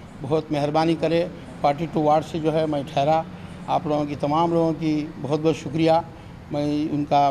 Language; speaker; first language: Urdu; native; Urdu